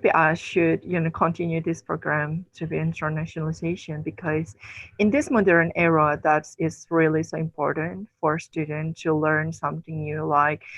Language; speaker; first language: English; non-native, learner; Indonesian